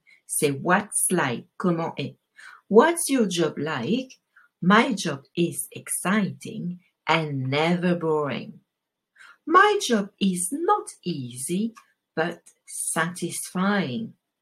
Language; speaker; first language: English; non-native, fluent; French